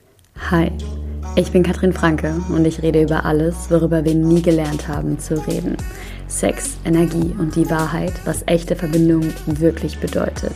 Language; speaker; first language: German; native; German